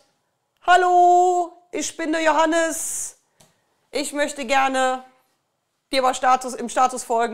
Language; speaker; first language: German; native; German